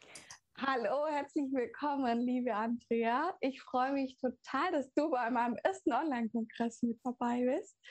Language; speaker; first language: German; native; German